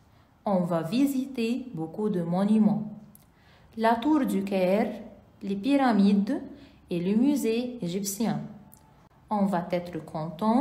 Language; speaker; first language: French; non-native, fluent; Arabic